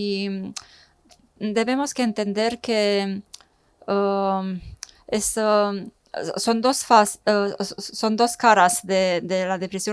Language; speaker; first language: Spanish; non-native, fluent; Romanian